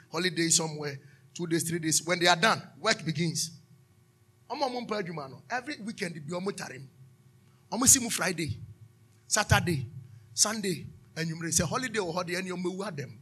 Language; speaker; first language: English; non-native, local second language; Akan